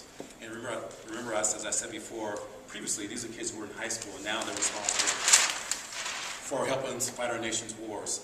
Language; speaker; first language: English; native; English